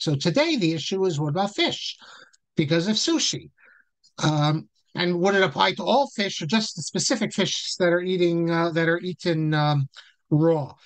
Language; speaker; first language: English; native; English